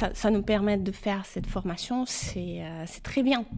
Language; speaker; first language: French; non-native, fluent; Ukrainian